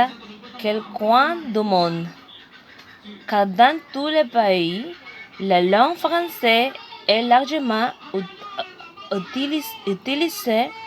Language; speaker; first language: French; non-native, learner; Spanish